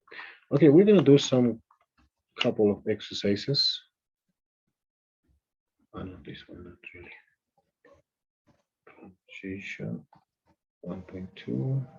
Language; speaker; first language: English; non-native, fluent; Spanish